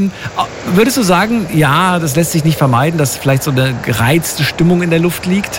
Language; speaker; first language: German; native; German